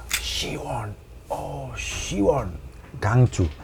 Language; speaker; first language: Korean; non-native, learner; Italian